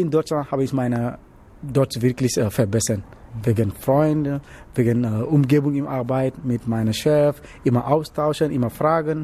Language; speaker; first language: German; non-native, learner; Wolof